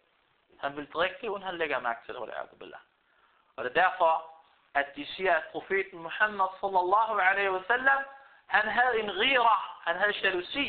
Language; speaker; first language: Danish; early bilingual, other home language; Arabic